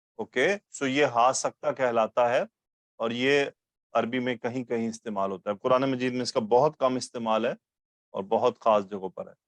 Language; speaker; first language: Urdu; native; Urdu